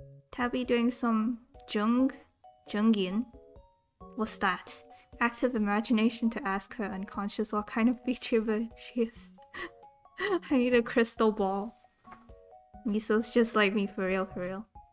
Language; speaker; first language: English; non-native, local second language; Cantonese